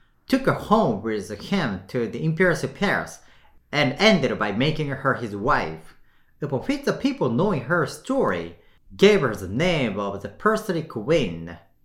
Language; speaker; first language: English; non-native, fluent; Japanese